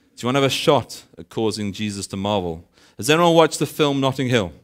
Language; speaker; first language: English; native; English